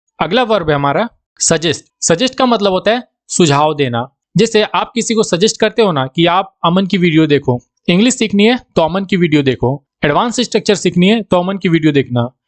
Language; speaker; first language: Hindi; native; Hindi